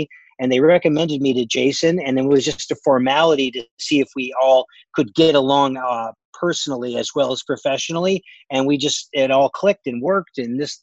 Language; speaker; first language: English; native; English